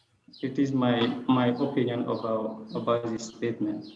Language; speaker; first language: English; non-native, learner; French